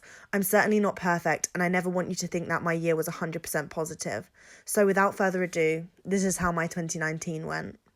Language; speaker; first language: English; native; English